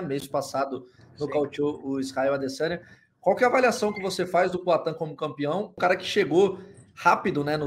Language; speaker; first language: Portuguese; native; Portuguese